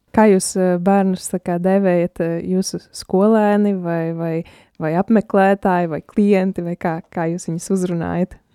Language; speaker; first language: Latvian; native; Latvian